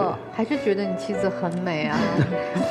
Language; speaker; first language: Chinese; native; Chinese